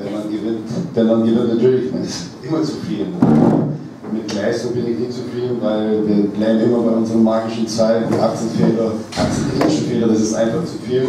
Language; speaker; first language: German; non-native, fluent; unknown